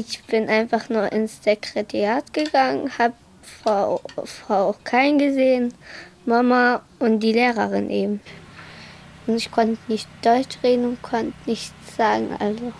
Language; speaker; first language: German; early bilingual, other home language; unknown